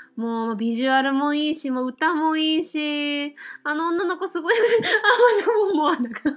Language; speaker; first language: Japanese; early bilingual, heritage; Japanese